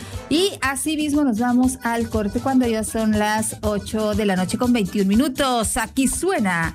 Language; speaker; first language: Spanish; native; Spanish